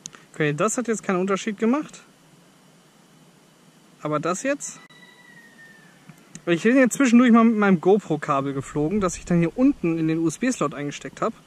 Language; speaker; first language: German; native; German